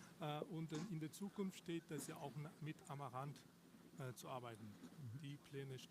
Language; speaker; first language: German; non-native, learner; Russian